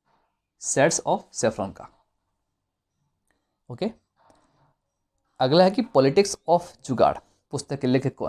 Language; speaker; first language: Hindi; native; Hindi